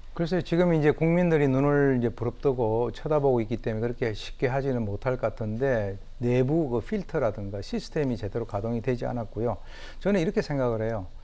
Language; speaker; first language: Korean; native; Korean